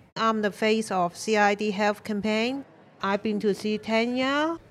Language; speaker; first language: English; non-native, local second language; Cantonese